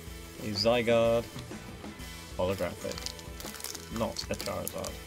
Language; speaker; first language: English; native; English